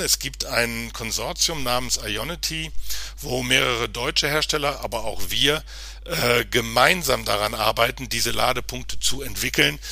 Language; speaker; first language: German; native; German